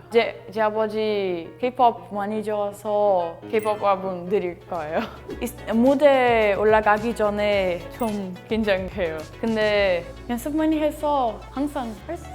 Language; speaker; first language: Korean; non-native, learner; Portuguese